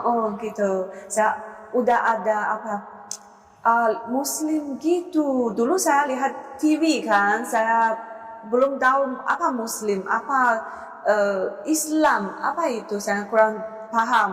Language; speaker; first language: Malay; non-native, learner; Chinese